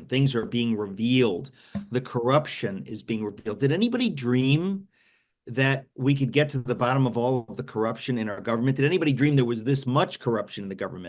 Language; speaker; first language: English; native; English